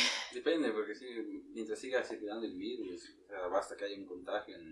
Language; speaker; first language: Spanish; native; Spanish